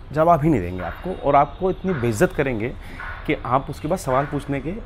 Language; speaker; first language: Hindi; native; Hindi